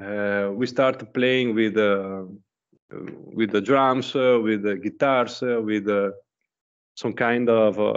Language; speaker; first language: English; non-native, learner; Italian